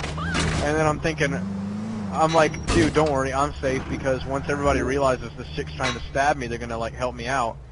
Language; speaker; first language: English; native; English